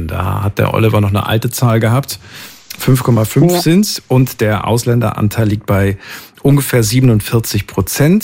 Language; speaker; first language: German; native; German